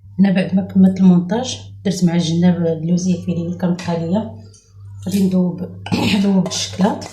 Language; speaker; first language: Arabic; native; Arabic